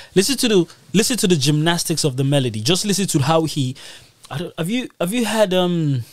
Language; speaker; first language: English; native; English